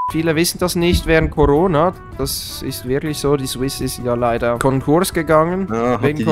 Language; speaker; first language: German; native; German